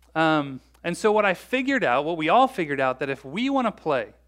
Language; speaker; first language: English; native; English